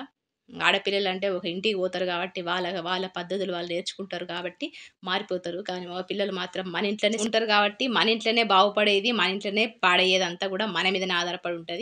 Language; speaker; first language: Telugu; native; Telugu